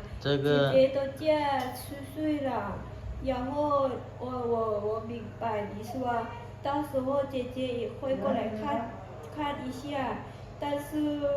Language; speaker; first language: Chinese; non-native, learner; Lao